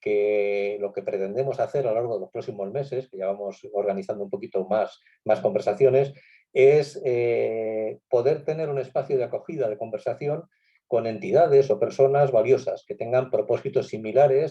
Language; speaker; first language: Spanish; native; Spanish